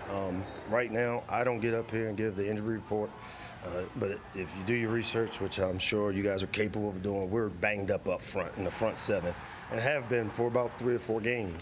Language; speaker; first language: English; native; English